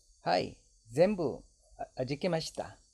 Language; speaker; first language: Japanese; non-native, learner; Korean